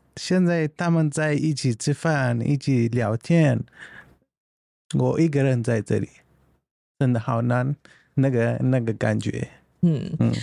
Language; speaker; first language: Chinese; non-native, learner; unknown